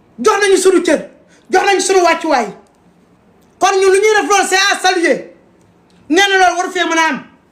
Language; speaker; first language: Wolof; non-native, local second language; Fula